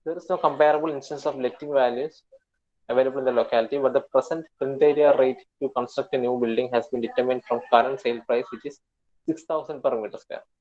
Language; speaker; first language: English; non-native, local second language; Malayalam